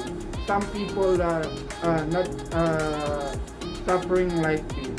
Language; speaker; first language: English; non-native, local second language; Filipino